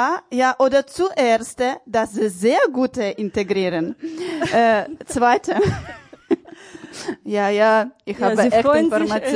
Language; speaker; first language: German; non-native, learner; Ukrainian